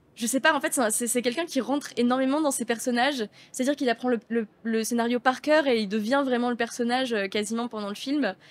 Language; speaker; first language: French; native; French